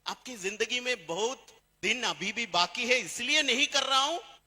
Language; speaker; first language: Hindi; non-native, fluent; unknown